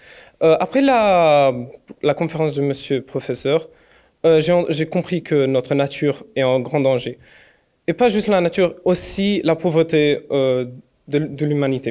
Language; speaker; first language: French; non-native, learner; Romanian